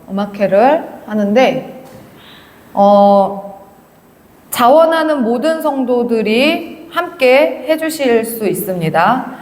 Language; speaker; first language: Korean; native; Korean